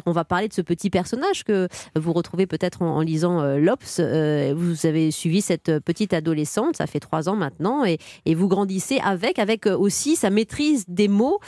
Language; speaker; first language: French; native; French